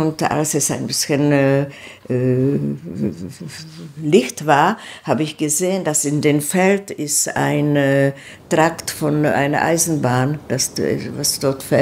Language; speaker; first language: German; non-native, fluent; Czech